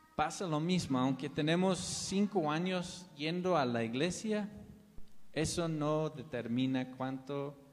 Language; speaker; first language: Spanish; non-native, fluent; English